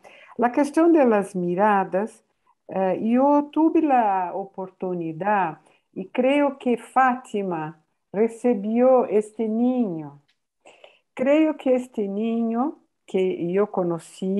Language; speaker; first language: Spanish; non-native, fluent; Portuguese